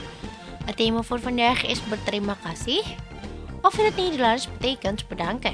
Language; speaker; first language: Dutch; non-native, learner; Indonesian